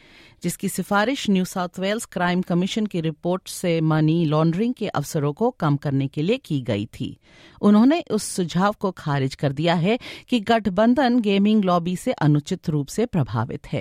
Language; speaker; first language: Hindi; native; Hindi